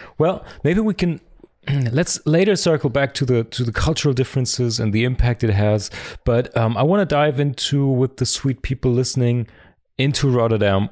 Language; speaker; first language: English; non-native, fluent; German